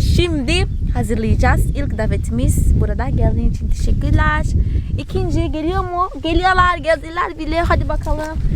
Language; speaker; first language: Turkish; non-native, fluent; Portuguese